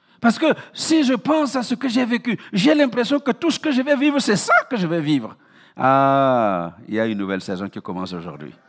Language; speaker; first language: French; non-native, local second language; Mossi